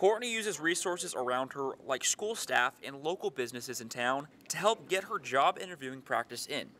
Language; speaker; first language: English; native; English